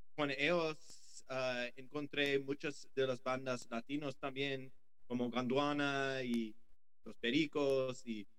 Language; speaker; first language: Spanish; non-native, learner; English